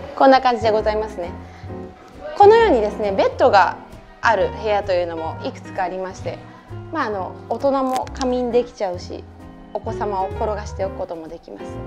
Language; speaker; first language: Japanese; native; Japanese